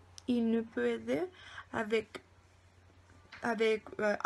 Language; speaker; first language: French; non-native, learner; Spanish